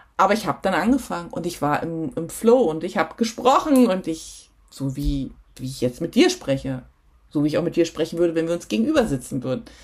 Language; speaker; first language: German; native; German